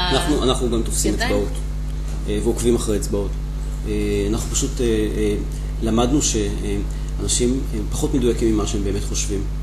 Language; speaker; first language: Hebrew; native; Hebrew